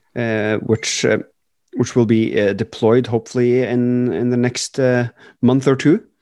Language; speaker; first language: English; non-native, fluent; Norwegian